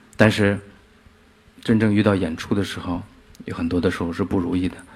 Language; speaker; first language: Chinese; native; Chinese